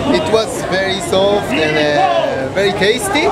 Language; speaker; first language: English; non-native, learner; Japanese